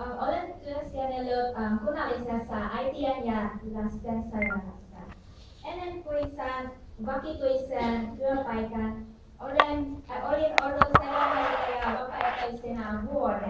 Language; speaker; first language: Finnish; non-native, fluent; Filipino